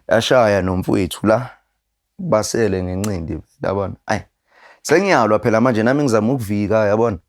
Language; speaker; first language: Zulu; native; Zulu